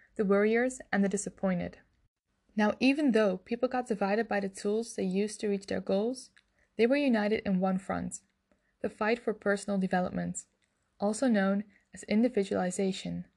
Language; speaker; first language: English; non-native, fluent; Dutch